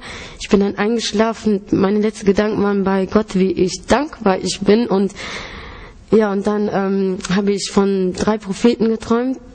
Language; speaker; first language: German; early bilingual, other home language; Greek